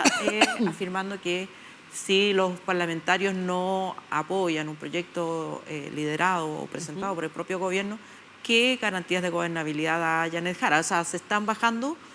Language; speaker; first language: Spanish; native; Spanish